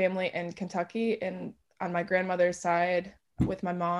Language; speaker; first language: English; native; English